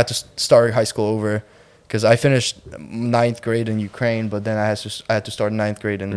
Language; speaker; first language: English; non-native, fluent; Ukrainian